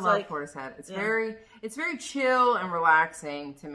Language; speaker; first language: English; native; English